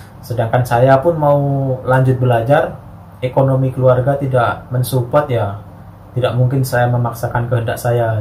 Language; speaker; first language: Indonesian; native; Indonesian